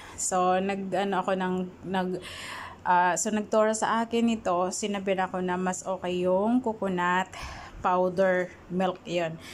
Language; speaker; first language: Filipino; non-native, local second language; Bikol